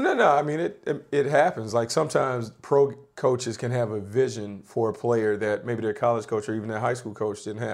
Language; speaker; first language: English; native; English